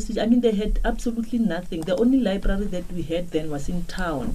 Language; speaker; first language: English; non-native, local second language; Tswana